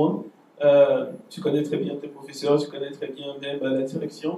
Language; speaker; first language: French; native; French